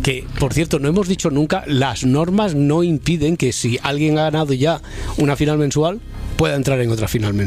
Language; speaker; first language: Spanish; native; Spanish